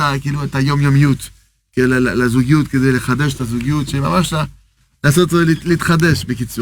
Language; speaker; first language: Hebrew; non-native, fluent; French